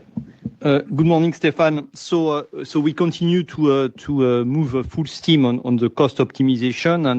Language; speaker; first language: English; non-native, fluent; French